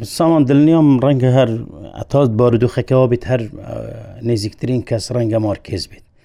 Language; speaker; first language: Central Kurdish; non-native, local second language; Kurdish